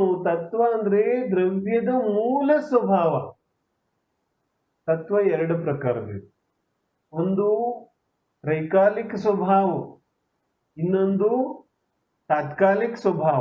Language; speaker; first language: Kannada; non-native, local second language; Hindi